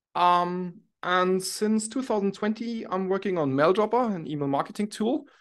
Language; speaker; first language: English; non-native, fluent; German